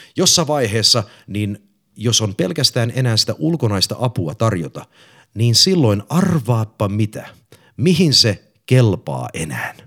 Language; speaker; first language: Finnish; early bilingual, heritage; English